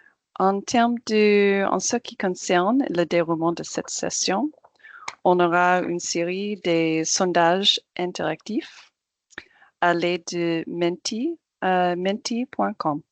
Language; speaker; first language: French; non-native, fluent; English